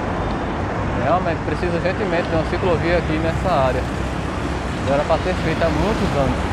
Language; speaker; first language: Portuguese; native; Portuguese